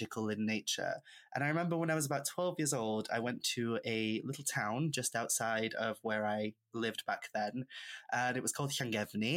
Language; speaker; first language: English; non-native, local second language; Welsh